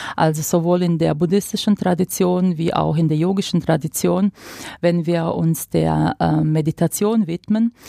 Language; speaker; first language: German; non-native, fluent; Croatian